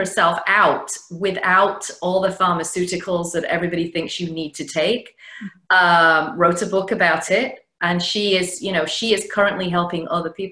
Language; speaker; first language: English; native; English